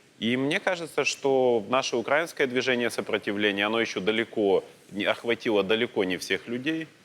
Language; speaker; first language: Russian; native; Russian